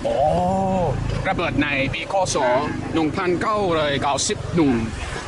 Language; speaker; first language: Thai; non-native, learner; English